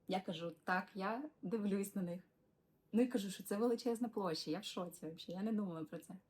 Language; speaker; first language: Ukrainian; non-native, local second language; Russian